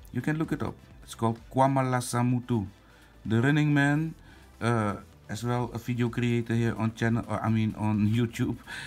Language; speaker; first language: English; non-native, fluent; Dutch